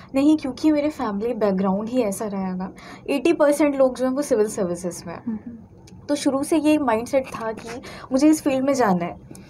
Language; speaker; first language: Hindi; native; Hindi